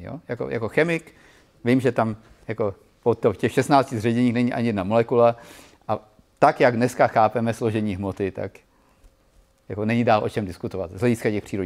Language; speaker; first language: Czech; native; Czech